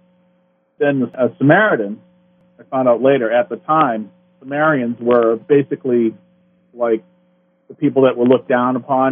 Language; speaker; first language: English; native; English